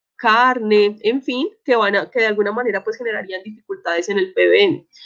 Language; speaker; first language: Spanish; native; Spanish